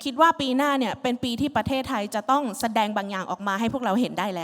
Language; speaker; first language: Thai; native; Thai